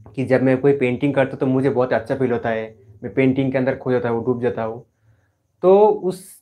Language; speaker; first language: Hindi; non-native, local second language; Bangla